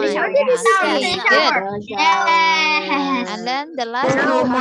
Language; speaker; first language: English; non-native, fluent; Indonesian